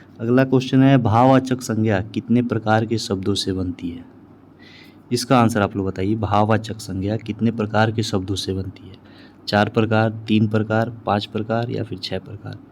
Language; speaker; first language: Hindi; native; Hindi